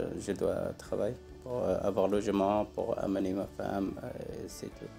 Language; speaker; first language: French; non-native, learner; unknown